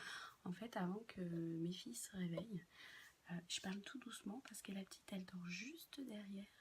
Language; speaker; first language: French; native; French